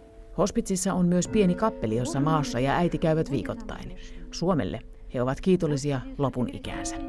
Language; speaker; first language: Finnish; native; Finnish